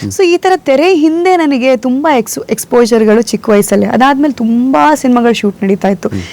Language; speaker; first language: Kannada; non-native, local second language; Konkani